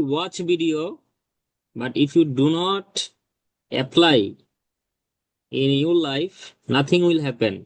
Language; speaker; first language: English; non-native, fluent; Bangla